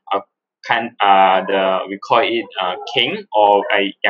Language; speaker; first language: English; non-native, local second language; Cantonese